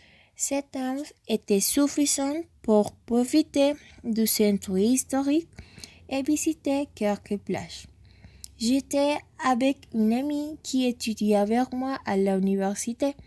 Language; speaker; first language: French; non-native, learner; Spanish